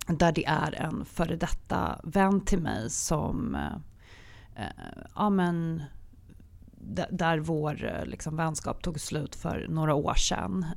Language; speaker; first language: Swedish; native; Swedish